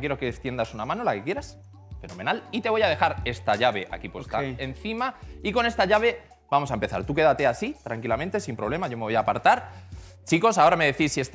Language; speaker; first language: Spanish; native; Spanish